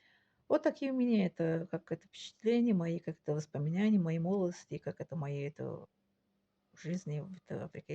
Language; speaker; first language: Russian; non-native, local second language; Tajik